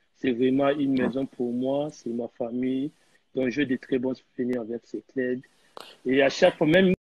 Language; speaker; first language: French; non-native, local second language; Lingala